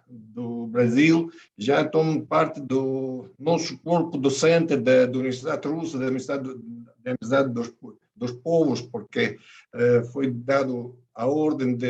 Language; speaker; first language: Portuguese; non-native, fluent; Russian